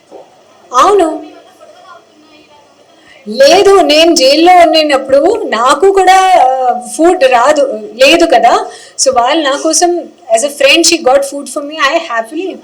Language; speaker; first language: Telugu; non-native, learner; Hindi